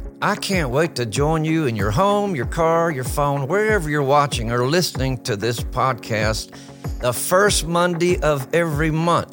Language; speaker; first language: English; native; English